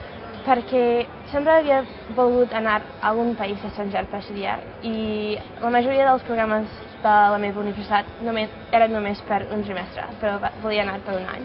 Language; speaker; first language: Catalan; non-native, fluent; English